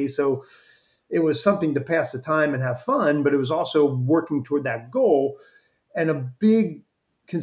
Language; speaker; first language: English; native; English